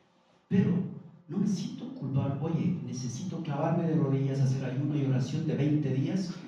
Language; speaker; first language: Spanish; native; Spanish